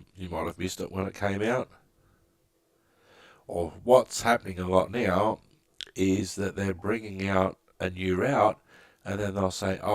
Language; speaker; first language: English; native; English